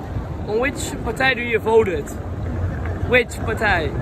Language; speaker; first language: English; non-native, learner; Dutch